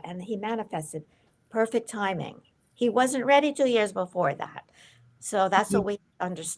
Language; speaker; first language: English; native; English